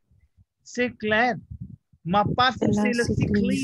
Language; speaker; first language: French; non-native, fluent; Hindi